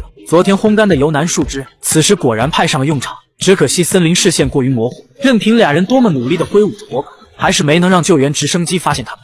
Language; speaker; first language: Chinese; native; Chinese